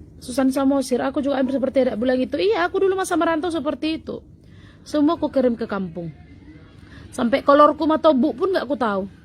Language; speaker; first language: Indonesian; native; Indonesian